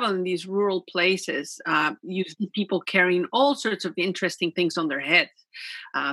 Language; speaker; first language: English; non-native, fluent; Spanish